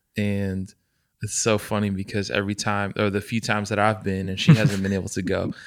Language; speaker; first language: English; native; English